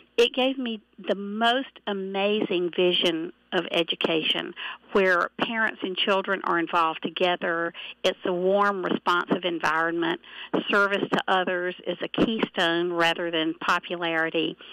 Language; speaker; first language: English; native; English